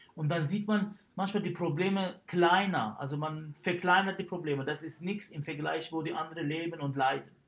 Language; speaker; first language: German; non-native, fluent; Arabic